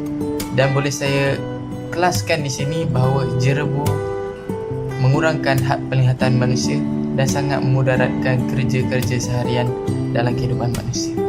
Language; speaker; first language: Malay; native; Malay